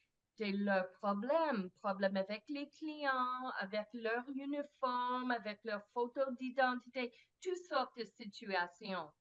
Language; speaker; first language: French; non-native, fluent; English